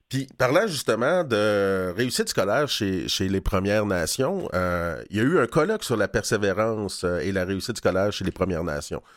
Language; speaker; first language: French; native; French